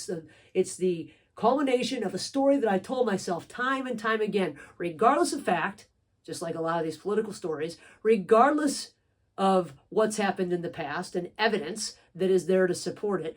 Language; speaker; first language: English; native; English